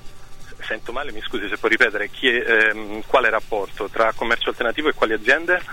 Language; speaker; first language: Italian; native; Italian